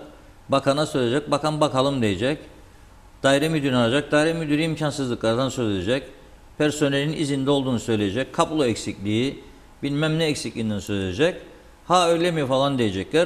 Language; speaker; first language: Turkish; native; Turkish